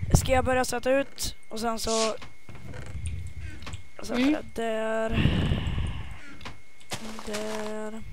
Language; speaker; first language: Swedish; native; Swedish